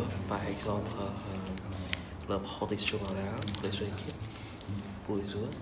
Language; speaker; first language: French; non-native, learner; Vietnamese